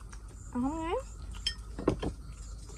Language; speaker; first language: Vietnamese; native; Vietnamese